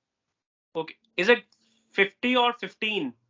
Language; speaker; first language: English; non-native, local second language; Hindi